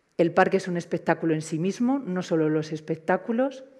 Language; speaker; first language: Spanish; native; Spanish